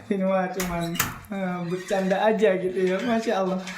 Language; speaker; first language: Indonesian; native; Indonesian